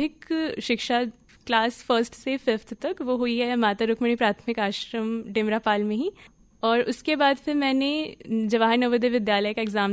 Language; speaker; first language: Hindi; native; Hindi